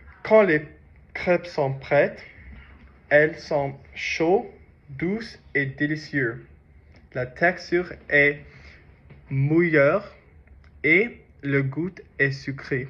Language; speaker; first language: French; non-native, learner; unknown